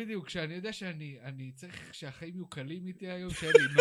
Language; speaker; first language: Hebrew; native; Hebrew